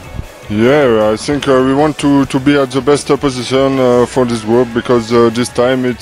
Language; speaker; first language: English; non-native, learner; French